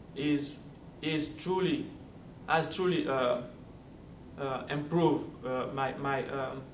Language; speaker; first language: English; non-native, fluent; French